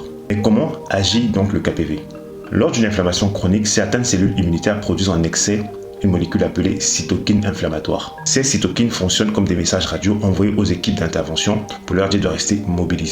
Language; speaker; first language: French; native; French